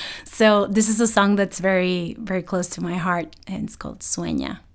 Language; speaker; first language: English; non-native, fluent; Spanish